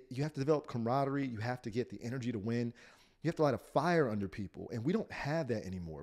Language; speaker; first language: English; native; English